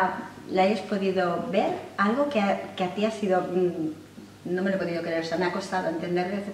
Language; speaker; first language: Spanish; native; Spanish